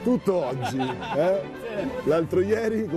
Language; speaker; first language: Italian; native; Italian